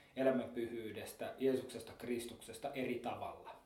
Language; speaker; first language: Finnish; native; Finnish